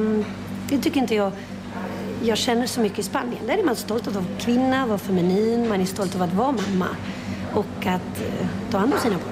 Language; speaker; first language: Swedish; non-native, fluent; Spanish